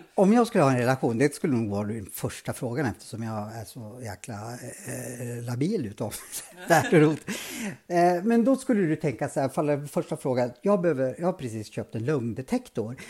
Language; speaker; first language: Swedish; native; Swedish